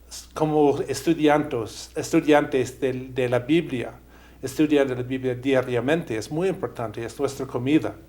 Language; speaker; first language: Spanish; non-native, fluent; English